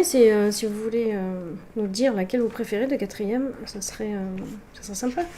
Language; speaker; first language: French; native; French